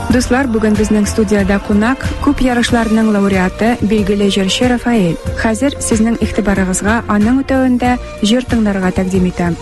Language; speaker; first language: Tatar; early bilingual, heritage; Tatar